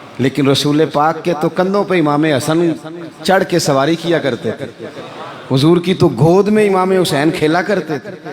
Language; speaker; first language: Urdu; non-native, local second language; Punjabi